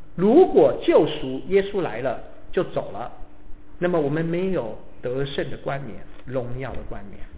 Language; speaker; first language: Chinese; native; Chinese